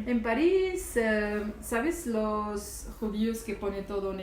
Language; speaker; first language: Spanish; non-native, local second language; Arabic